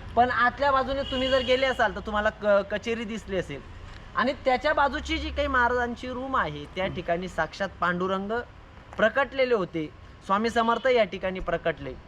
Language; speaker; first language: Marathi; non-native, local second language; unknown